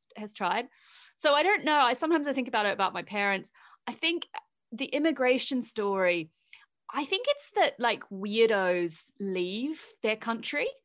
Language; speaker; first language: English; native; English